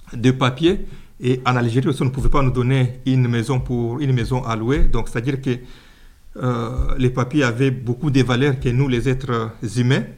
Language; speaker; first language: French; non-native, local second language; Luba-Lulua